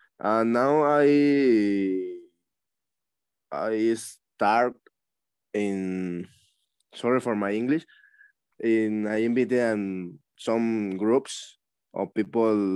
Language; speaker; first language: English; non-native, learner; Spanish